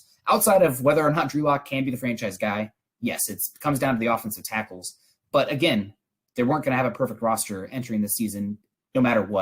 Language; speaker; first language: English; native; English